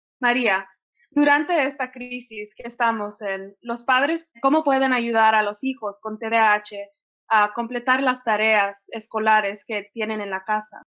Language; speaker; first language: Spanish; early bilingual, heritage; Spanish